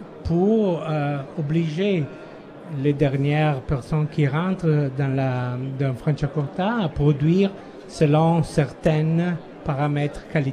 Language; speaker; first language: French; non-native, fluent; Italian